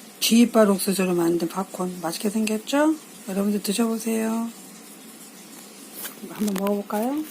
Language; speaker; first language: Korean; native; Korean